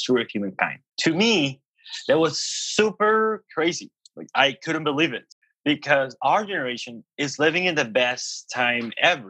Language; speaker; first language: English; non-native, fluent; Spanish